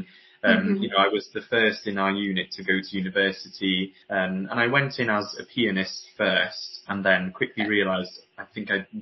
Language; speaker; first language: English; native; English